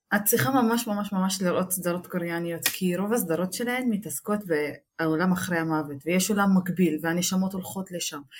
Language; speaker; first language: Hebrew; non-native, local second language; Arabic